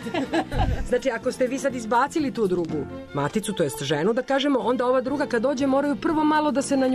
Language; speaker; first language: Serbian; native; Serbian